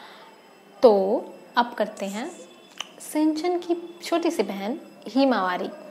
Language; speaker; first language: Hindi; native; Hindi